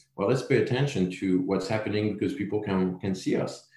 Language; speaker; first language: English; non-native, fluent; French